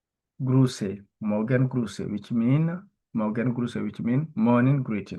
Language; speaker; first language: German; non-native, learner; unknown